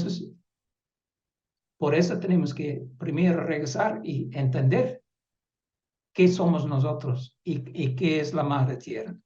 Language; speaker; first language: Spanish; non-native, fluent; Dutch